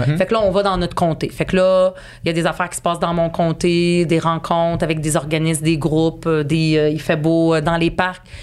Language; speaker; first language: French; early bilingual, other home language; Arabic